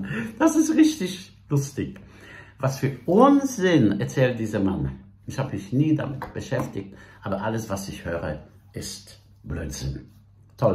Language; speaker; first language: German; non-native, fluent; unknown